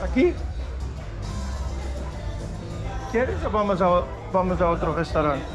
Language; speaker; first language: Spanish; non-native, fluent; English